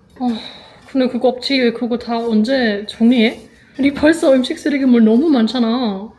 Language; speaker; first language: Korean; non-native, fluent; German